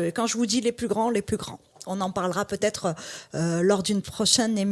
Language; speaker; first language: French; native; French